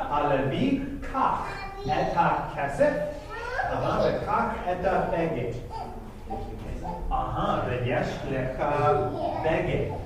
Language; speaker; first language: Hebrew; non-native, fluent; English